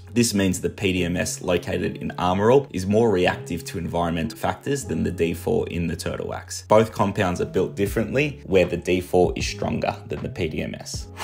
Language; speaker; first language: English; native; English